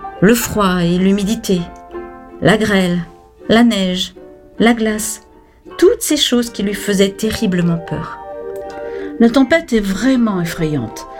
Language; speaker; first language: French; native; French